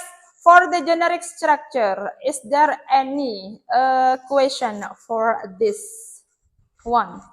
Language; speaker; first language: English; non-native, learner; Indonesian